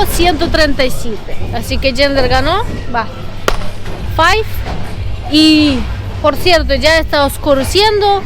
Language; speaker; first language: Spanish; non-native, fluent; Russian